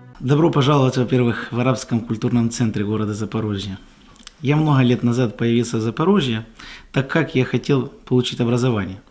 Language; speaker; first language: Russian; non-native, fluent; Arabic